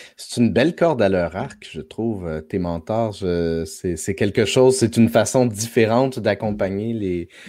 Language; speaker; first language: French; native; French